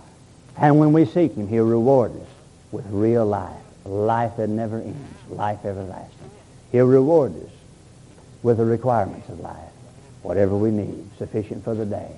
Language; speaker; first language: English; native; English